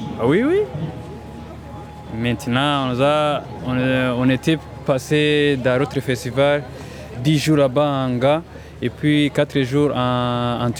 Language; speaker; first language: French; non-native, local second language; Rundi